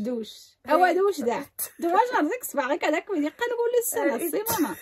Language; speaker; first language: Arabic; native; Arabic